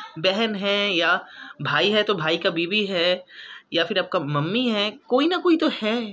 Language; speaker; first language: Hindi; non-native, local second language; Bangla